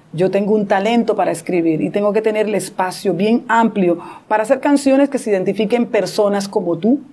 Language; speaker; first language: Spanish; native; Spanish